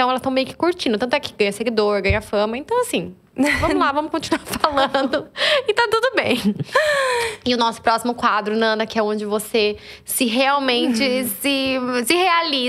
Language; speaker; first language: Portuguese; native; Portuguese